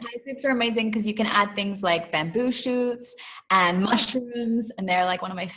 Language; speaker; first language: English; native; English